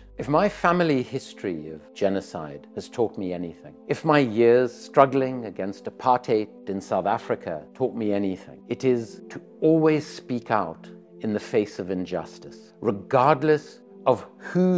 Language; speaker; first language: English; native; English